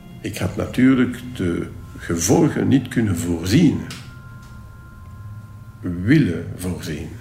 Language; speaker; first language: Dutch; non-native, local second language; French